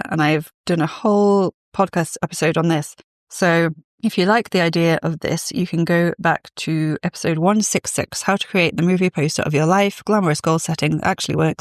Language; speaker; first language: English; native; English